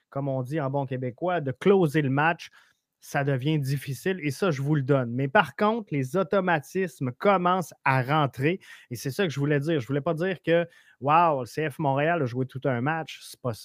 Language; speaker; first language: French; native; French